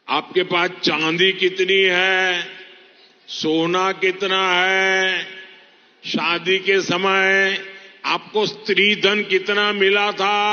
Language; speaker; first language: Hindi; non-native, local second language; Gujarati